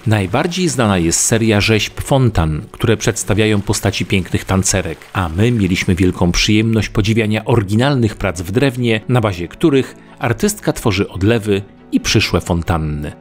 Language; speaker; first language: Polish; native; Polish